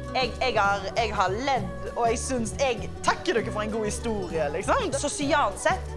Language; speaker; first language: Norwegian; native; Norwegian